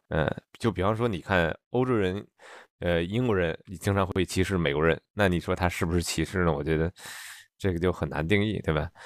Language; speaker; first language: Chinese; native; Chinese